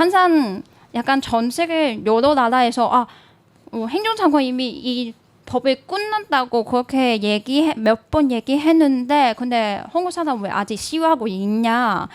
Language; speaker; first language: Korean; non-native, learner; Cantonese